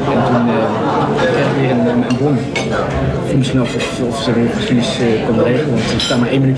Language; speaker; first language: Dutch; native; Dutch